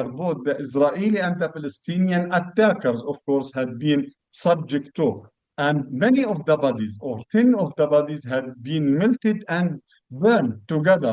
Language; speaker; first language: English; non-native, fluent; Arabic